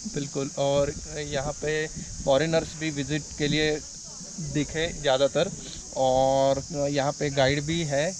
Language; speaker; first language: Hindi; non-native, local second language; Marathi